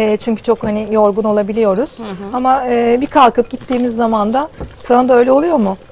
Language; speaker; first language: Turkish; native; Turkish